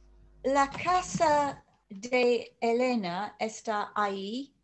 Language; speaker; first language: Spanish; non-native, learner; English